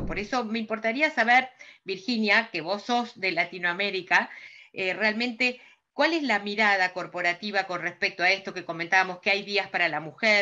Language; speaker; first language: Spanish; native; Spanish